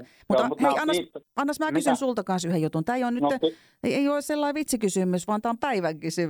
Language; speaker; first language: Finnish; native; Finnish